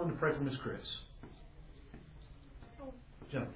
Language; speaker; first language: English; native; English